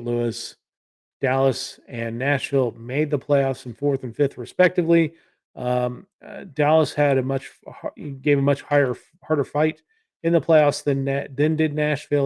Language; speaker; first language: English; native; English